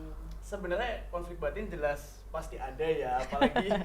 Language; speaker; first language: Indonesian; native; Indonesian